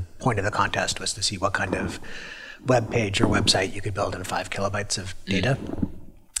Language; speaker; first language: English; native; English